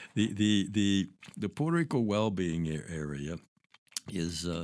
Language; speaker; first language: English; early bilingual, other home language; Spanish